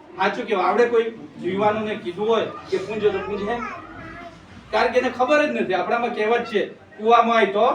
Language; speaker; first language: Gujarati; non-native, local second language; Vasavi